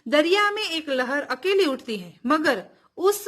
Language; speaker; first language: Hindi; non-native, local second language; Gujarati